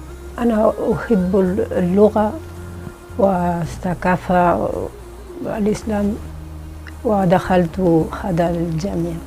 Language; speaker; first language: Arabic; non-native, learner; Spanish